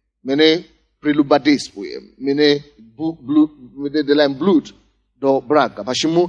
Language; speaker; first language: Russian; non-native, fluent; Yoruba